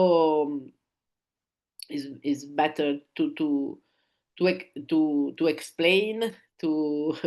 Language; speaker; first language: English; non-native, learner; Italian